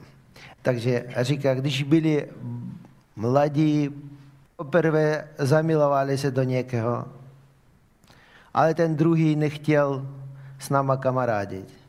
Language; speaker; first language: Czech; non-native, fluent; Ukrainian